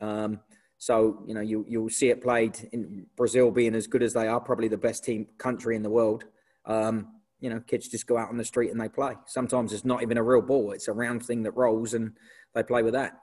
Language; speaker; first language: English; native; English